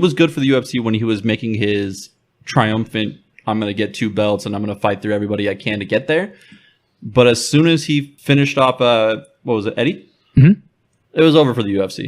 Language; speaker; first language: English; native; English